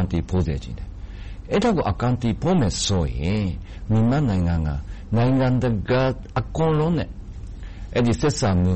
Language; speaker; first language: Burmese; non-native, fluent; Japanese